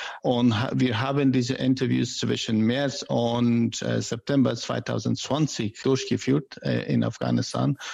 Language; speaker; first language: German; non-native, learner; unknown